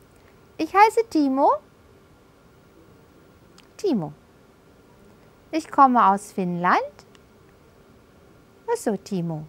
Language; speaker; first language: German; non-native, fluent; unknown